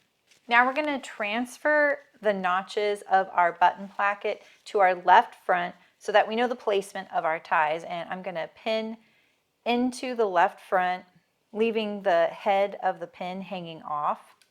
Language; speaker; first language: English; native; English